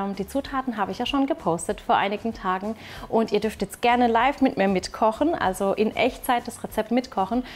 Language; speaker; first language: German; early bilingual, other home language; Turkish